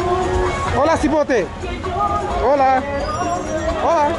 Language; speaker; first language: Spanish; non-native, learner; English